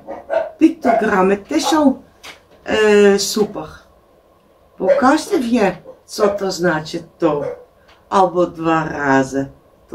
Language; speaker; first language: Polish; non-native, learner; Dutch